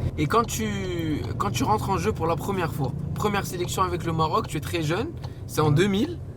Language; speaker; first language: French; non-native, local second language; Arabic